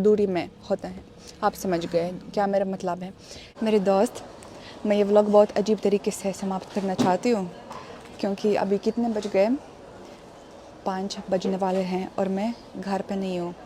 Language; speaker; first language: Hindi; non-native, fluent; Russian